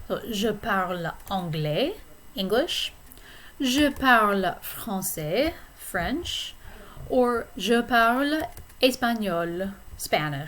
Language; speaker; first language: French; non-native, fluent; English